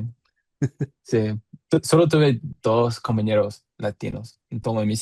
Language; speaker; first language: Spanish; non-native, learner; English